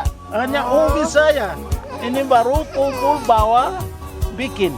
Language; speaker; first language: Indonesian; non-native, local second language; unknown